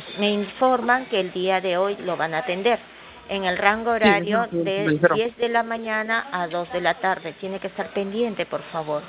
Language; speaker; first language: Spanish; native; Spanish